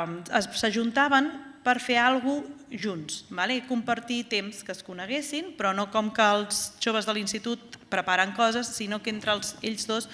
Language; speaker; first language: Catalan; native; Catalan